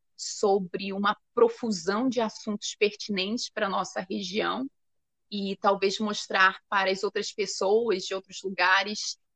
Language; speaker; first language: Portuguese; native; Portuguese